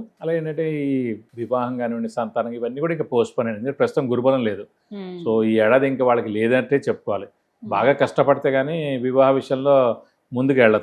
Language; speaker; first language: Telugu; native; Telugu